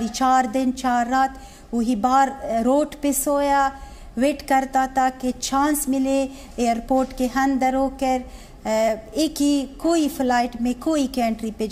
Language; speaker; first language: Hindi; non-native, learner; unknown